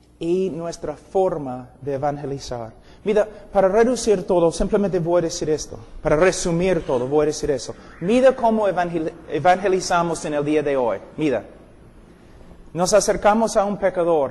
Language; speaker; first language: Spanish; non-native, fluent; English